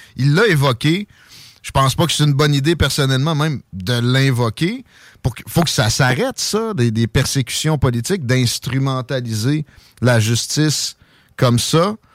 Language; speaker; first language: French; native; French